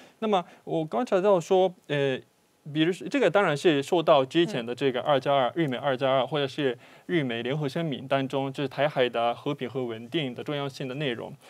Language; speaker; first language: Chinese; non-native, fluent; Japanese